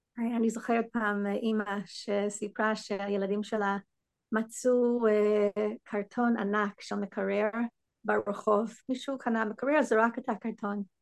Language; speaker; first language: Hebrew; non-native, fluent; English